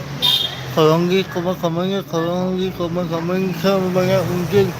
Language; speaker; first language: Indonesian; non-native, local second language; Balinese